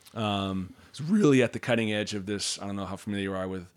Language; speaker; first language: English; native; English